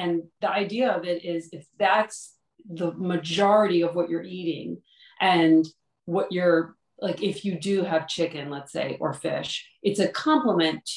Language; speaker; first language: English; native; English